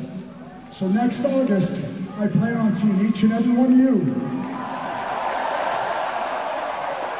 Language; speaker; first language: English; native; English